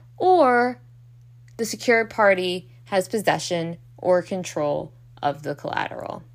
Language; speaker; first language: English; native; English